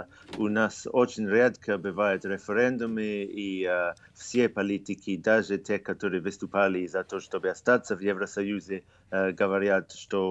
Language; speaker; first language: Russian; non-native, fluent; English